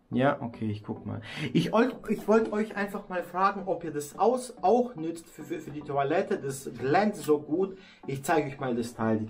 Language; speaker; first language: German; native; German